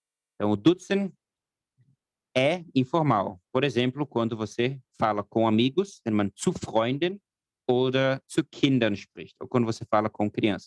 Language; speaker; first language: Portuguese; non-native, fluent; German